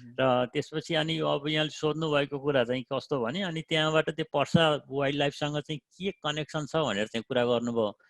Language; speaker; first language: Nepali; native; Nepali